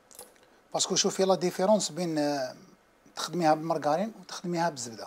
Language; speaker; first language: Arabic; native; Arabic